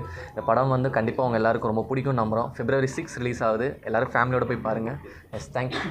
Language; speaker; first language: Tamil; native; Tamil